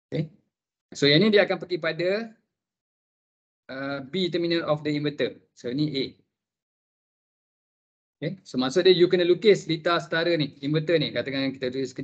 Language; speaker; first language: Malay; native; Malay